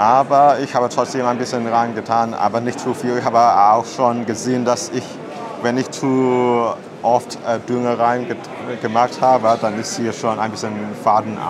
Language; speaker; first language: German; non-native, learner; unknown